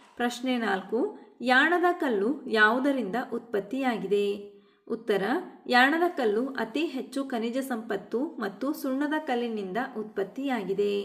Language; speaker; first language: Kannada; native; Kannada